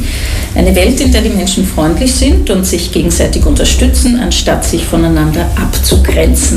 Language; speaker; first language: German; native; German